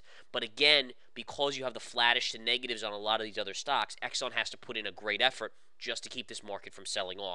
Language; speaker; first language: English; native; English